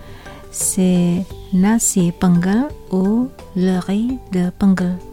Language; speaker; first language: French; non-native, fluent; Indonesian